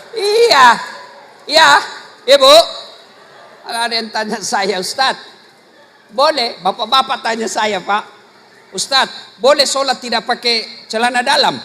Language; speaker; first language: Indonesian; native; Indonesian